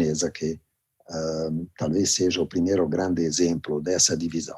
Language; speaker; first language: Portuguese; non-native, fluent; Italian